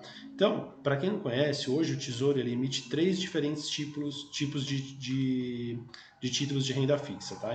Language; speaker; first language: Portuguese; native; Portuguese